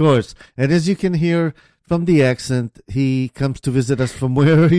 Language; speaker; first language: English; native; English